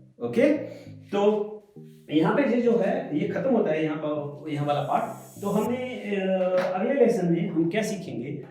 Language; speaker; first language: Hindi; native; Hindi